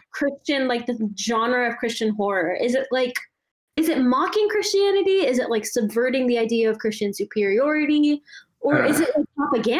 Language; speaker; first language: English; non-native, local second language; Malayalam